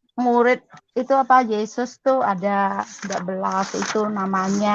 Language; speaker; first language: Indonesian; non-native, learner; Cantonese